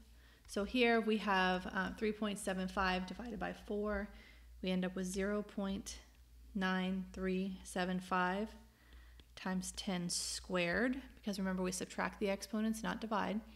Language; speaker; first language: English; native; English